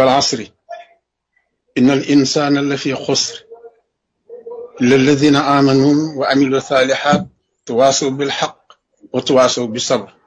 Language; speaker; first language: Arabic; non-native, fluent; Wolof